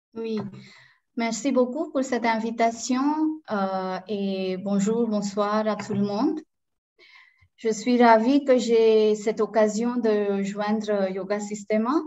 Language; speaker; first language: French; non-native, local second language; Marathi